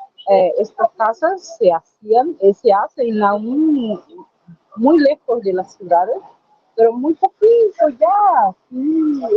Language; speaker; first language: Spanish; non-native, learner; Portuguese